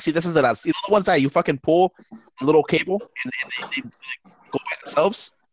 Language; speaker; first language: English; early bilingual, other home language; Spanish